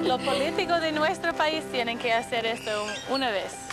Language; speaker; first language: Spanish; non-native, fluent; English